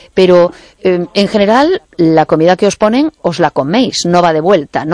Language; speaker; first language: Spanish; native; Spanish